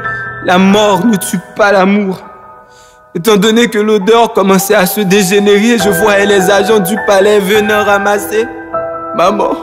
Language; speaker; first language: French; non-native, local second language; Haitian Creole